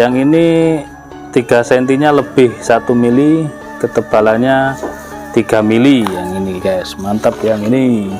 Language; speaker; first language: Indonesian; native; Indonesian